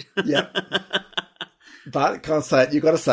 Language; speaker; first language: English; native; English